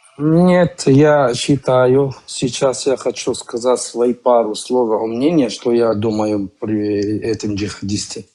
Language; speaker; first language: Russian; non-native, learner; Kurdish